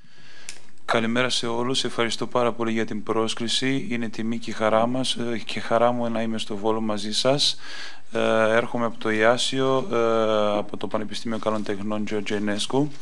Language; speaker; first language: Greek; non-native, fluent; Romanian